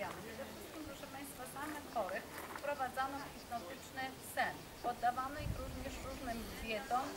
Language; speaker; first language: Polish; native; Polish